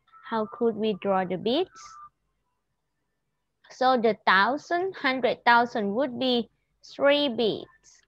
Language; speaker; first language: English; non-native, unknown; Thai